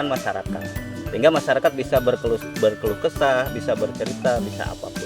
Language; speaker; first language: Indonesian; non-native, local second language; Sundanese